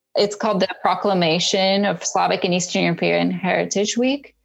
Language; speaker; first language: English; early bilingual, other home language; Russian